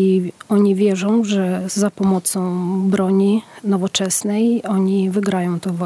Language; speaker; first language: Polish; non-native, fluent; Ukrainian